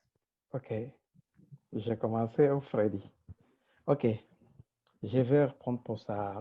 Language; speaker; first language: French; non-native, local second language; Rundi